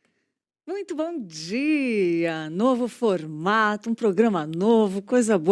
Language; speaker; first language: Portuguese; native; Portuguese